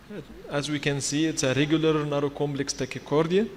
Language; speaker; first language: English; non-native, fluent; Arabic